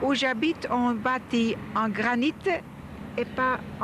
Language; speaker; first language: French; non-native, fluent; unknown